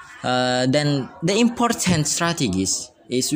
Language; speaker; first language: English; non-native, learner; Indonesian